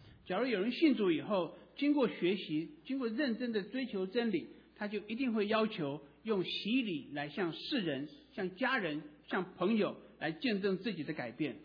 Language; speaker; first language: Chinese; native; Chinese